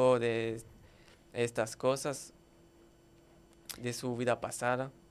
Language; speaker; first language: Spanish; non-native, learner; French